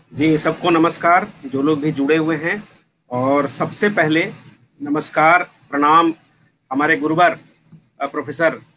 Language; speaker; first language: Hindi; native; Hindi